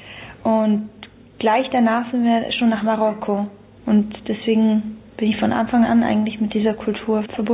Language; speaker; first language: German; early bilingual, other home language; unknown